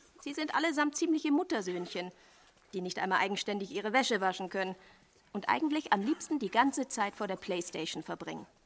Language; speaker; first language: German; native; German